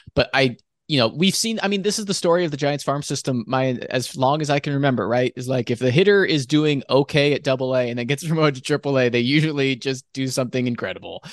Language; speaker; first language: English; native; English